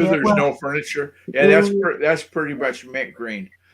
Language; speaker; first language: English; native; English